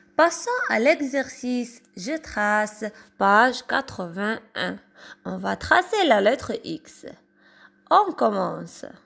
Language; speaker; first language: French; non-native, local second language; Arabic